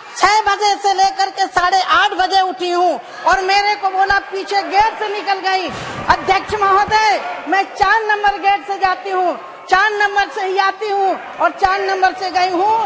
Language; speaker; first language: Hindi; native; Hindi